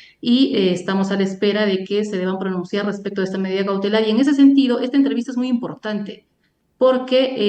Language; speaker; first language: Spanish; native; Spanish